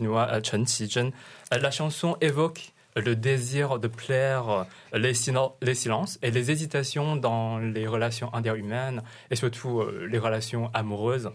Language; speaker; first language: French; non-native, fluent; Chinese